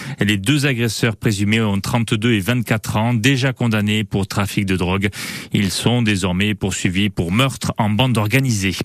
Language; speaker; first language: French; native; French